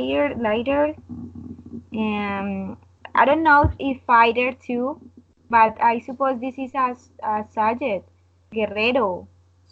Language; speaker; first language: English; non-native, learner; Spanish